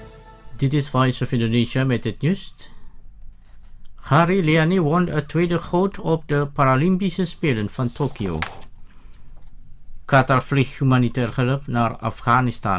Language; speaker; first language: Dutch; non-native, fluent; Indonesian